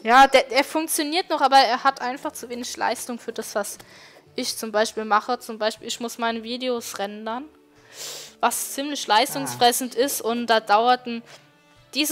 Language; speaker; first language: German; native; German